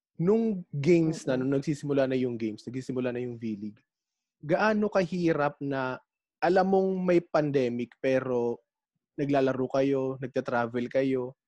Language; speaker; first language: Filipino; native; Filipino